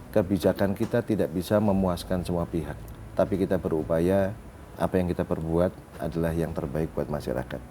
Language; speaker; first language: Indonesian; native; Indonesian